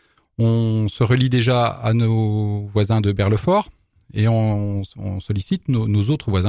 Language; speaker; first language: French; native; French